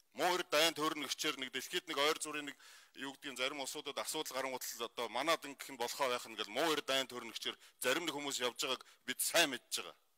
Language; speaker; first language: Mongolian; non-native, local second language; Kazakh